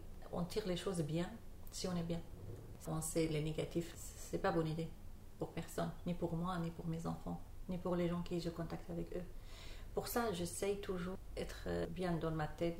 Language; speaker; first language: French; non-native, learner; Arabic